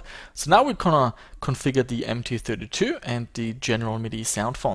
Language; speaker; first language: English; native; English